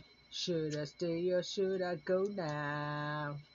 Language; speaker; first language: English; native; English